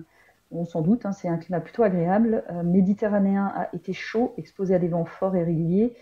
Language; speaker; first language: French; native; French